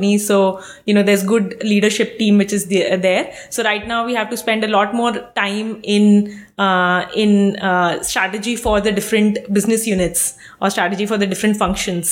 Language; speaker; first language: English; non-native, local second language; Hindi